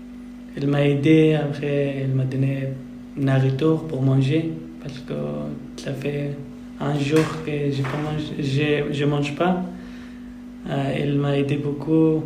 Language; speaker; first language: French; non-native, learner; Persian